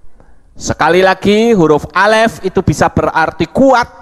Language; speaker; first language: Indonesian; native; Indonesian